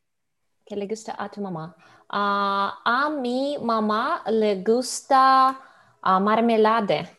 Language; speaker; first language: Spanish; non-native, learner; Russian